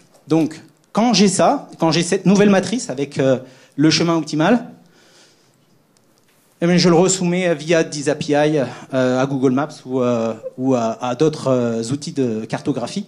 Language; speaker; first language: French; native; French